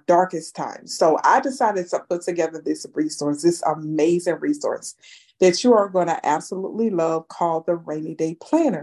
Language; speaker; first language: English; native; English